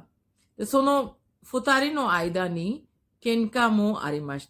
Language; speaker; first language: Japanese; non-native, fluent; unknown